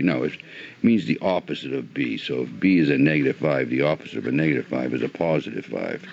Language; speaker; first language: English; native; English